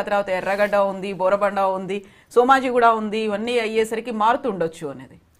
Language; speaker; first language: Telugu; native; Telugu